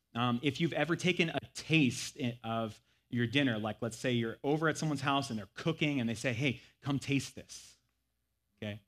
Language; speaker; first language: English; native; English